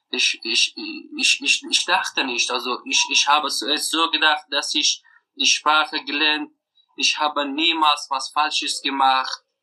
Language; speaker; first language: German; non-native, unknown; Persian